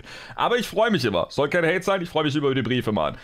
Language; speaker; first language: German; native; German